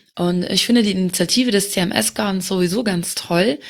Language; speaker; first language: German; non-native, local second language; Luxembourgish